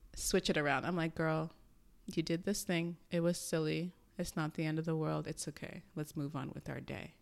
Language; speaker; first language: English; early bilingual, other home language; Yoruba